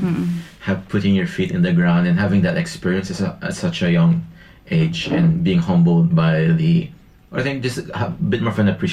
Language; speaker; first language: English; non-native, local second language; Filipino